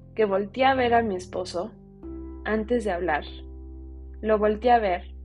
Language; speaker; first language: Spanish; early bilingual, heritage; Spanish